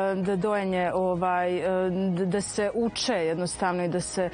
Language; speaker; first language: Serbian; native; Serbian